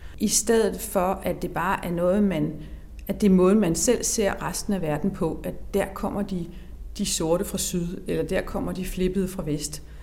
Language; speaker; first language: Danish; native; Danish